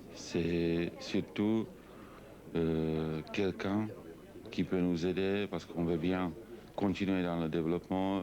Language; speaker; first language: French; non-native, fluent; Czech